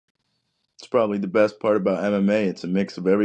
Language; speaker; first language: English; native; English